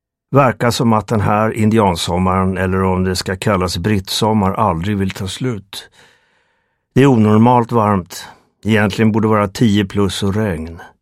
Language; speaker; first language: Swedish; native; Swedish